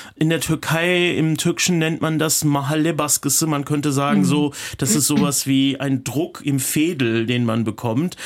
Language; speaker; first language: German; early bilingual, other home language; Turkish